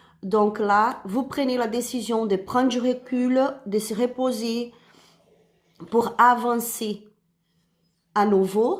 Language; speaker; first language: French; non-native, learner; Spanish